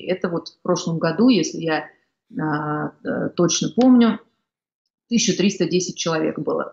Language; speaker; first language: Russian; native; Russian